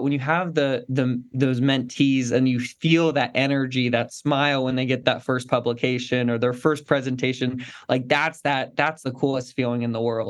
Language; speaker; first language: English; native; English